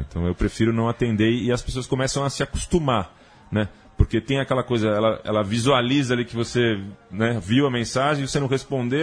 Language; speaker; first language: Portuguese; native; Portuguese